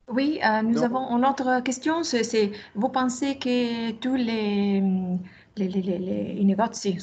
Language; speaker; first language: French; non-native, learner; Italian